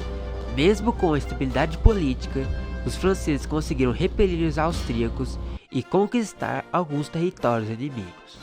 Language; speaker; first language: Portuguese; native; Portuguese